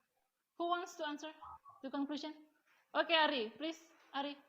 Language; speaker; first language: English; non-native, learner; Indonesian